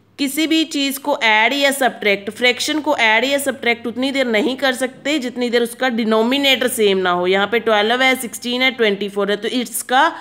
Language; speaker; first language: Hindi; non-native, local second language; Punjabi